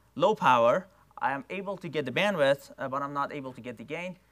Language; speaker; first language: English; non-native, fluent; Persian